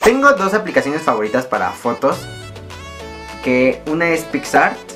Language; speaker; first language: Spanish; native; Spanish